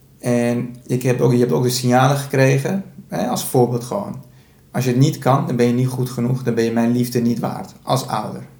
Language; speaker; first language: Dutch; early bilingual, other home language; Persian